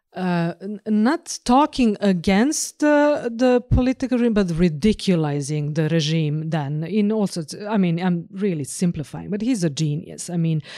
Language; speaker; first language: English; non-native, fluent; Serbian